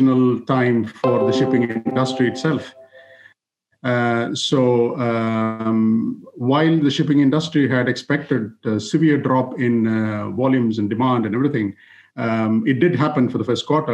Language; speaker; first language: English; non-native, local second language; Malayalam